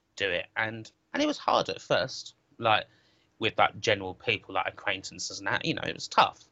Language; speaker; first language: English; native; English